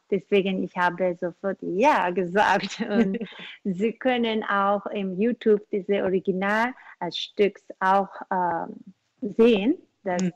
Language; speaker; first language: German; non-native, learner; Korean